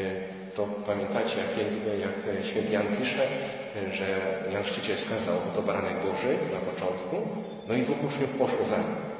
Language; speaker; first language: Polish; native; Polish